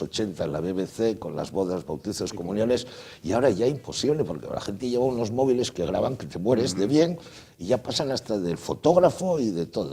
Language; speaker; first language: Spanish; native; Spanish